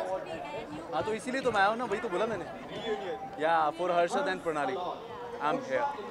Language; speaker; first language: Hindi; native; Hindi